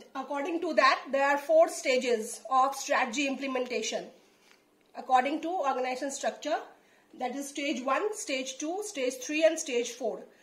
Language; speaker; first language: English; non-native, local second language; Hindi